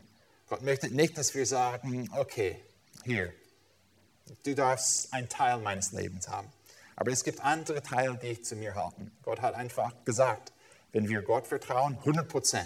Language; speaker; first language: German; non-native, fluent; English